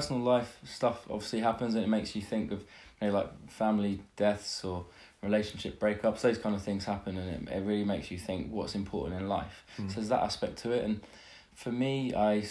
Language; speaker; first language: English; native; English